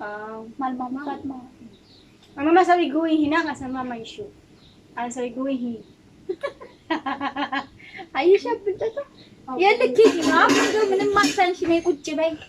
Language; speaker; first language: Arabic; non-native, learner; Amharic